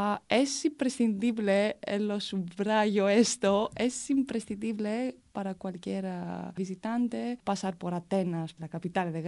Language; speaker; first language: Spanish; non-native, fluent; Greek